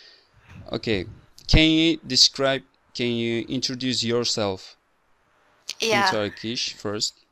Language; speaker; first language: English; non-native, fluent; Turkish